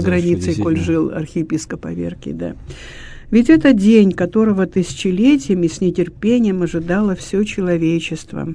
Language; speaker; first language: Russian; native; Russian